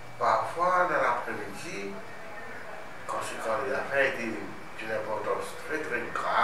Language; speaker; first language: French; non-native, local second language; Morisyen